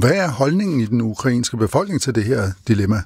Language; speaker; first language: Danish; native; Danish